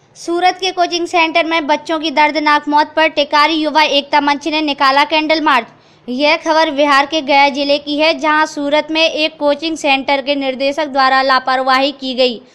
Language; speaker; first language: Hindi; native; Hindi